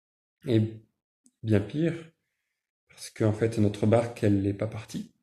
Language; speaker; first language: French; native; French